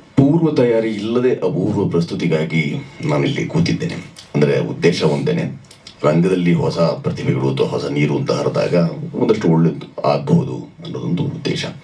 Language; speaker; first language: Kannada; native; Kannada